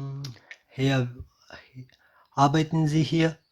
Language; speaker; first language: German; non-native, learner; Pashto